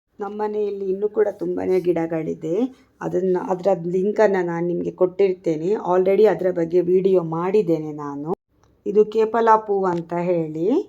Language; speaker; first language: Kannada; non-native, local second language; Tulu